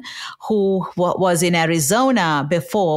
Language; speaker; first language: English; non-native, local second language; Sinhala